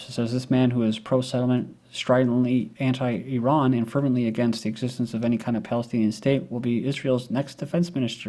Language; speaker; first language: English; native; English